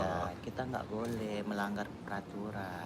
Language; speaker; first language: Indonesian; native; Indonesian